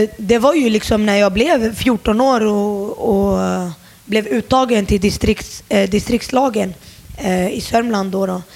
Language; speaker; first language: Swedish; early bilingual, other home language; Turoyo